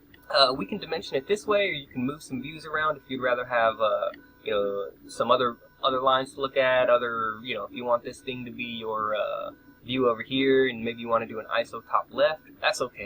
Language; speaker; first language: English; native; English